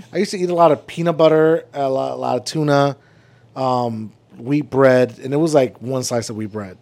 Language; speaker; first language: English; early bilingual, other home language; Spanish